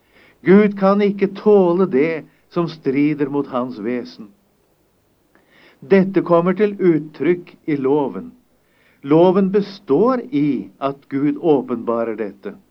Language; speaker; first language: Norwegian; native; Norwegian